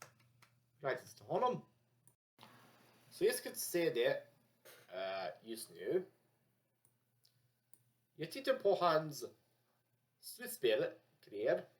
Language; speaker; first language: Swedish; non-native, learner; English